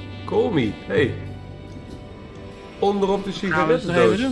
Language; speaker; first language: Dutch; native; Dutch